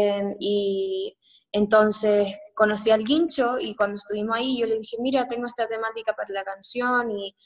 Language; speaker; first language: Spanish; early bilingual, heritage; Spanish